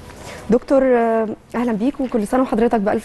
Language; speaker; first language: Arabic; native; Arabic